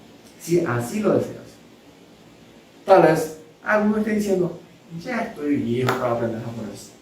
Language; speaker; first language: Spanish; non-native, local second language; Japanese